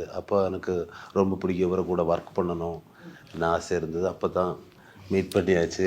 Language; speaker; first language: Tamil; non-native, learner; Malayalam